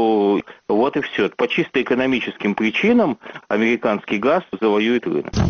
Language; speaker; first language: Russian; native; Russian